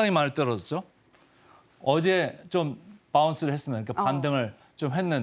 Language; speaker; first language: Korean; native; Korean